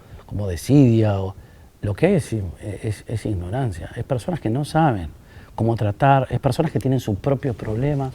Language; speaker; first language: Spanish; native; Spanish